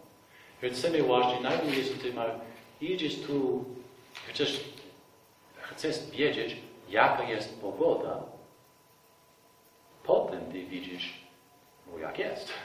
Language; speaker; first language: Polish; non-native, fluent; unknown